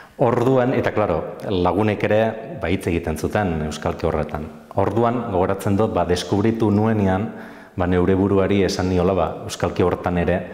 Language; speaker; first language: Basque; non-native, local second language; Spanish